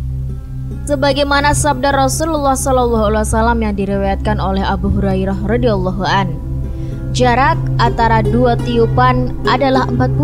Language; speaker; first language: Indonesian; native; Indonesian